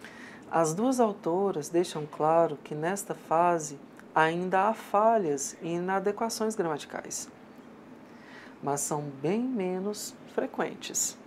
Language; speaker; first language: Portuguese; native; Portuguese